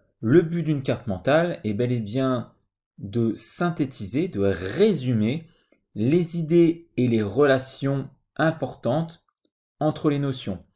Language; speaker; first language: French; native; French